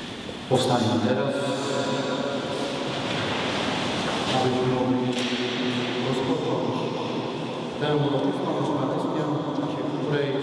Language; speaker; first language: Polish; native; Polish